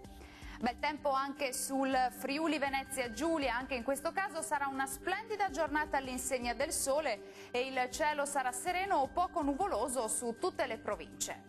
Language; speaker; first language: Italian; native; Italian